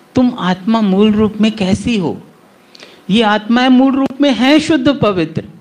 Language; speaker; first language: Hindi; native; Hindi